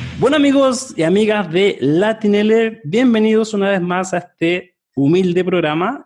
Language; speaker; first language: Spanish; native; Spanish